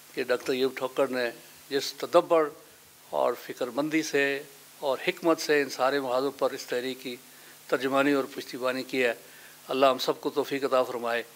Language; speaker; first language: Urdu; non-native, local second language; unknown